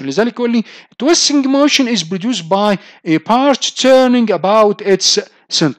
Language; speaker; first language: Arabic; native; Arabic